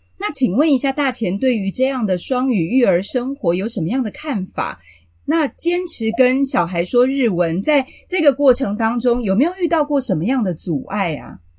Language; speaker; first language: Chinese; native; Chinese